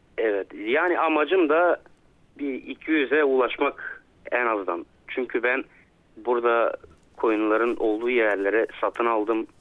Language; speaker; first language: Turkish; native; Turkish